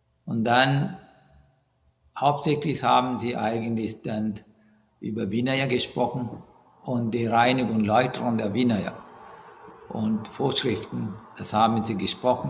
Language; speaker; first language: German; non-native, learner; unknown